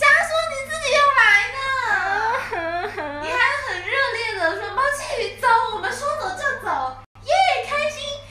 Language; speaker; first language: Chinese; native; Chinese